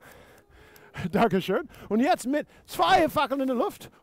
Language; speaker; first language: German; non-native, fluent; English